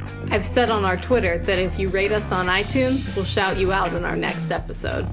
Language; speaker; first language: English; native; English